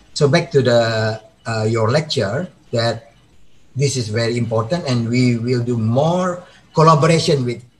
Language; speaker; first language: English; non-native, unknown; Indonesian